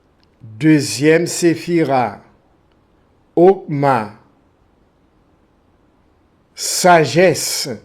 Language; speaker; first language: French; non-native, local second language; Haitian Creole